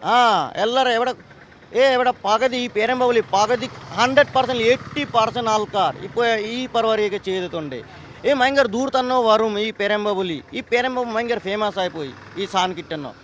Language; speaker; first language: Malayalam; non-native, local second language; Assamese